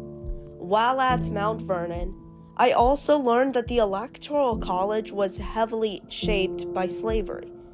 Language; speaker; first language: English; native; English